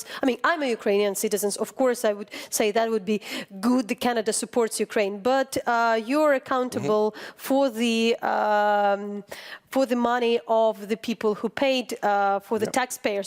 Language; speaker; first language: English; non-native, fluent; Ukrainian